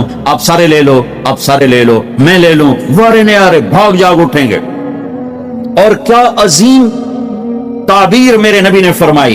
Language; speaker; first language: Hindi; non-native, local second language; Punjabi